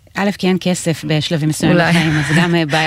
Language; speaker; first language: Hebrew; native; Hebrew